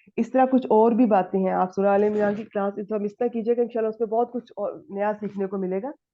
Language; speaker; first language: Urdu; native; Urdu